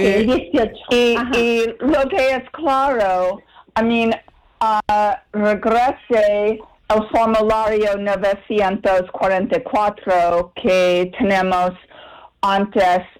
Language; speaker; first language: Spanish; non-native, learner; English